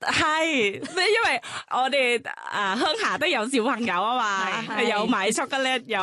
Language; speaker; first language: Cantonese; non-native, learner; Thai